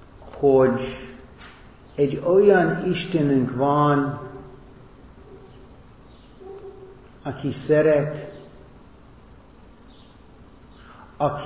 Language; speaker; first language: Hungarian; non-native, learner; English